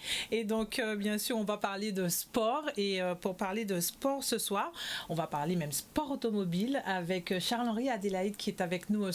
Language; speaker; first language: French; native; French